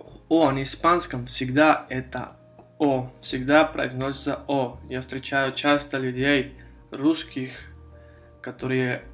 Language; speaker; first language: Russian; non-native, fluent; Spanish